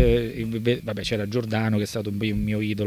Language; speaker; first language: Italian; native; Italian